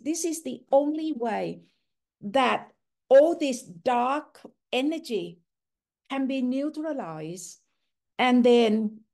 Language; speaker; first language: English; non-native, fluent; Thai